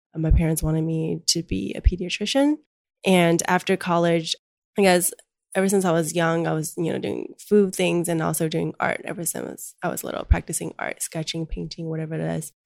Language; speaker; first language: English; early bilingual, other home language; Chinese